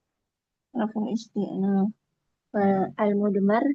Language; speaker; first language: Arabic; non-native, learner; Indonesian